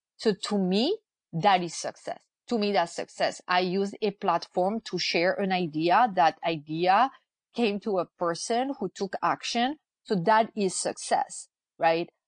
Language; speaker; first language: English; non-native, fluent; French